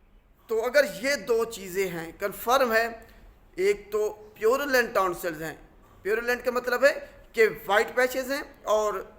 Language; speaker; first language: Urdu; non-native, local second language; Punjabi